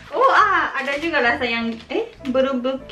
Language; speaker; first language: Indonesian; non-native, learner; Japanese